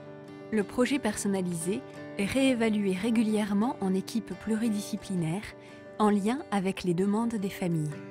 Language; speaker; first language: French; native; French